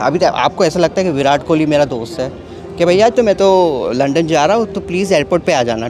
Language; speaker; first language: Hindi; native; Hindi